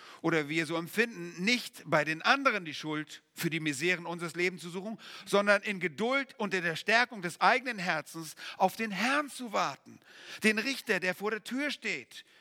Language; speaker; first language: German; native; German